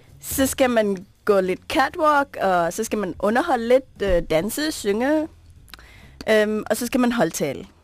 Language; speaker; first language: Danish; non-native, fluent; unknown